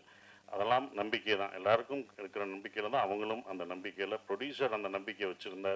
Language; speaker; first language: Tamil; native; Tamil